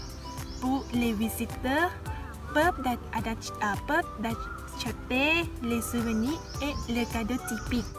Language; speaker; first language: French; non-native, learner; Thai